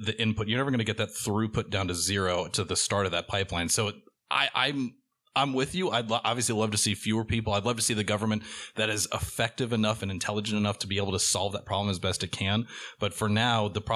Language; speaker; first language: English; native; English